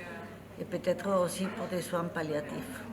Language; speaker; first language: French; non-native, fluent; Spanish